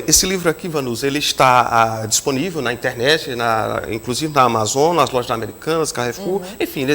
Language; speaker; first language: Portuguese; native; Portuguese